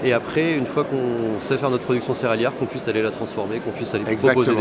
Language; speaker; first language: French; native; French